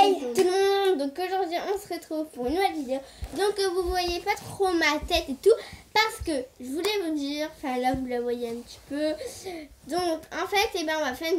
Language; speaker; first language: French; native; French